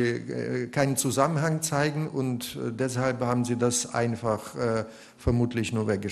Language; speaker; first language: German; non-native, fluent; Russian